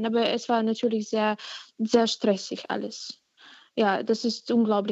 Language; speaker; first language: German; non-native, fluent; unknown